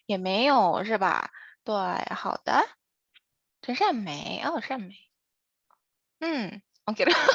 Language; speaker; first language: Chinese; non-native, fluent; Indonesian